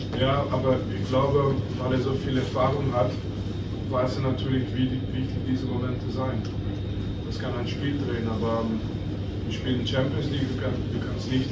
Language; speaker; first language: German; non-native, fluent; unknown